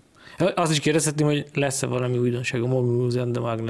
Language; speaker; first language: Hungarian; native; Hungarian